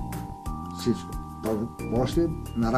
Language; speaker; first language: Bulgarian; non-native, learner; Greek